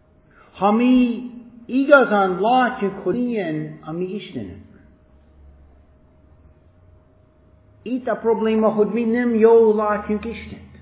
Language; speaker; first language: Hungarian; non-native, fluent; English